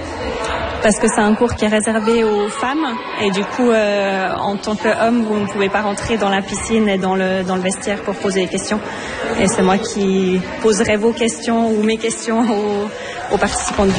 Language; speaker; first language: French; non-native, fluent; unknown